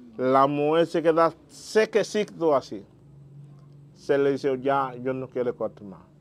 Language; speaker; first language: Spanish; non-native, learner; Haitian Creole